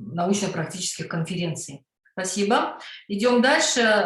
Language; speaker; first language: Russian; native; Russian